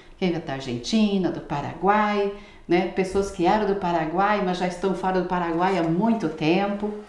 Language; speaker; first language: Portuguese; native; Portuguese